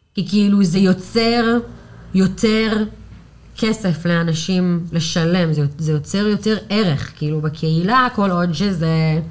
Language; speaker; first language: Hebrew; non-native, fluent; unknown